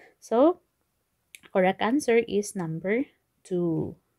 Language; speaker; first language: English; non-native, local second language; Filipino